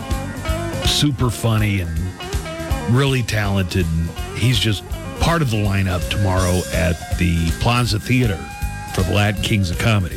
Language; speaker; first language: English; native; English